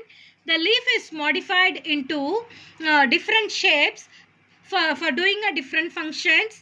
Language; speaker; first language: English; non-native, local second language; Tamil